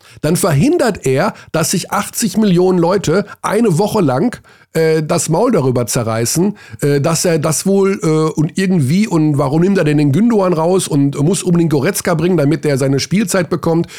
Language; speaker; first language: German; native; German